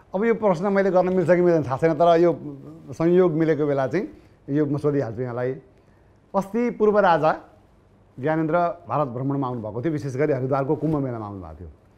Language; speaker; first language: Nepali; native; Nepali